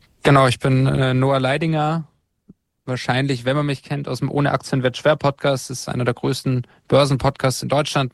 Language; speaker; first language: German; native; German